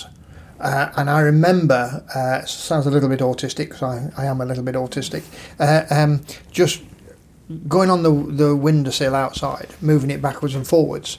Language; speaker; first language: English; native; English